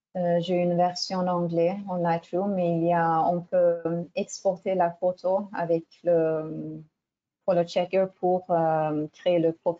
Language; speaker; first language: French; non-native, fluent; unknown